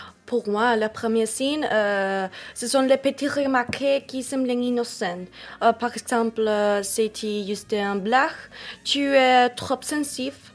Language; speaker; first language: French; non-native, learner; Spanish